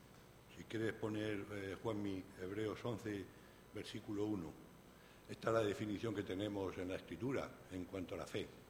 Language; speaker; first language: Spanish; native; Spanish